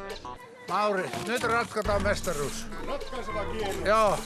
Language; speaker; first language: Finnish; native; Finnish